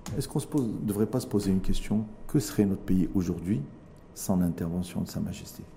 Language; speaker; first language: French; non-native, local second language; Arabic